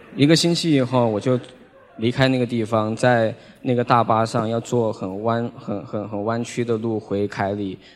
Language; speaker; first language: Chinese; native; Chinese